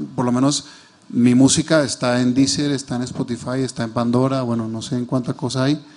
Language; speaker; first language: Spanish; native; Spanish